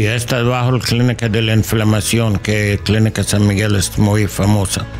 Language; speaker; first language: Spanish; non-native, learner; English